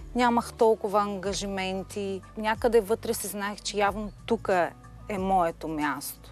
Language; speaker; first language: Bulgarian; early bilingual, heritage; Bulgarian